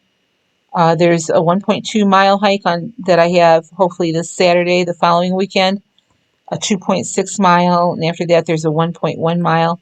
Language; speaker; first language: English; native; English